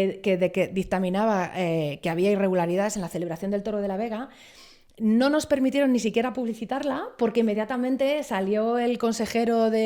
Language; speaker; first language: Spanish; native; Spanish